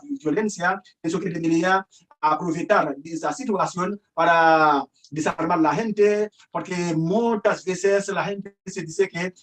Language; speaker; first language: Spanish; non-native, learner; Haitian Creole